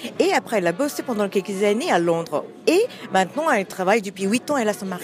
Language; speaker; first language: French; non-native, fluent; Japanese